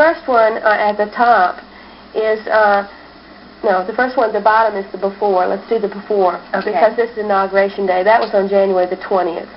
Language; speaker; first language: English; native; English